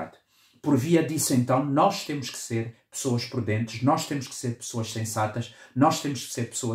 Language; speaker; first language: Portuguese; native; Portuguese